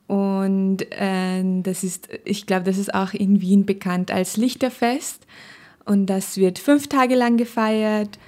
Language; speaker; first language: German; non-native, fluent; Nepali